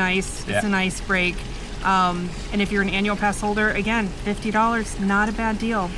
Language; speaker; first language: English; native; English